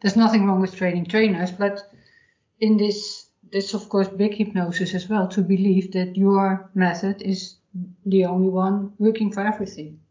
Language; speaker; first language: English; non-native, fluent; Dutch